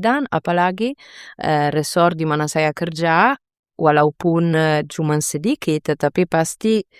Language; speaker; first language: Indonesian; non-native, fluent; Italian